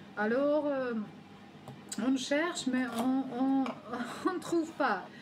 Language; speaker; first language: French; non-native, learner; Ukrainian